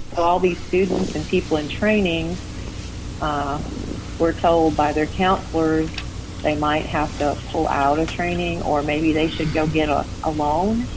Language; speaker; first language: English; native; English